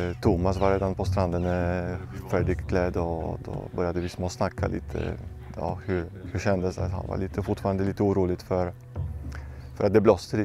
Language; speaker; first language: Swedish; non-native, fluent; Polish